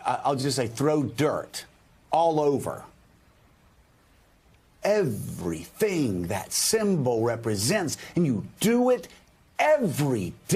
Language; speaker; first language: English; native; English